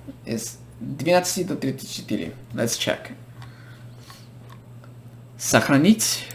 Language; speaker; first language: Russian; non-native, fluent; English